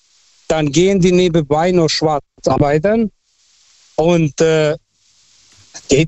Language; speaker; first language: German; early bilingual, other home language; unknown